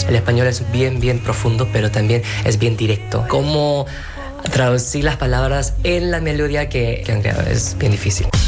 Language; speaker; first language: Spanish; non-native, fluent; Korean